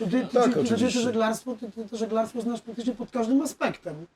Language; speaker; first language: Polish; native; Polish